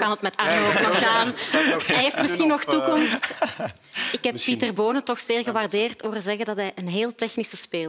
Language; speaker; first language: Dutch; native; Dutch